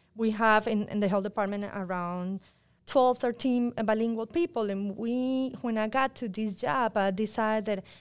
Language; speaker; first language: English; non-native, fluent; Spanish